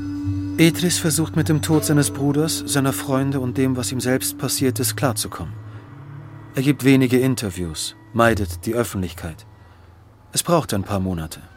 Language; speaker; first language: German; native; German